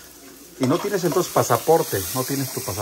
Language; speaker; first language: Spanish; native; Spanish